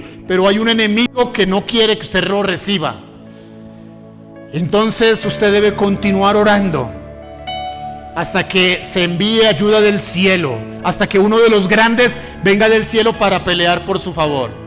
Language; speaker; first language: Spanish; native; Spanish